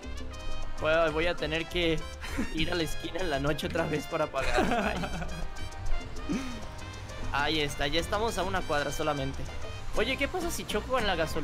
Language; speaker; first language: Spanish; native; Spanish